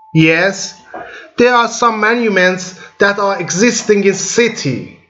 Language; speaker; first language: English; non-native, fluent; Persian